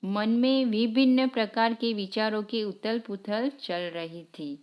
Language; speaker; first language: Hindi; non-native, local second language; Gujarati